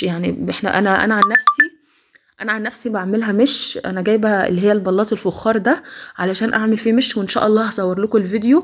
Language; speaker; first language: Arabic; native; Arabic